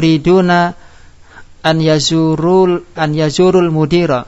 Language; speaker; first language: Arabic; non-native, fluent; Indonesian